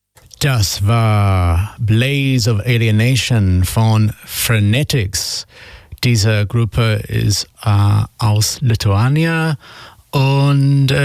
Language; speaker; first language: German; non-native, learner; English